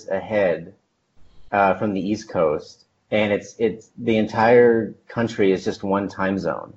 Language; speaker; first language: English; native; English